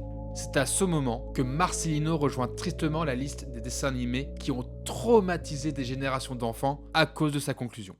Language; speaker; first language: French; native; French